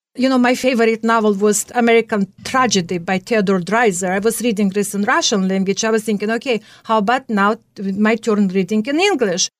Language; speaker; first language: English; non-native, fluent; Russian